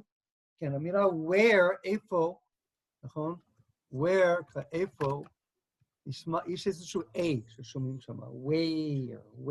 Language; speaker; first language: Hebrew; non-native, fluent; English